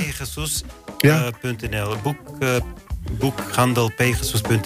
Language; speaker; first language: Dutch; non-native, fluent; Bulgarian